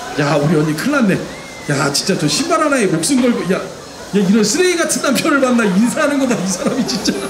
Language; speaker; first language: Korean; native; Korean